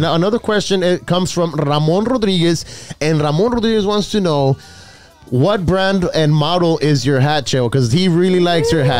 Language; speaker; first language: English; native; English